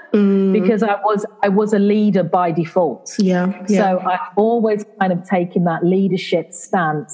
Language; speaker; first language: English; native; English